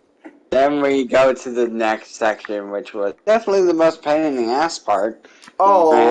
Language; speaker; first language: English; native; English